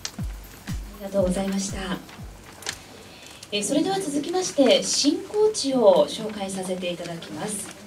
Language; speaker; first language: Japanese; native; Japanese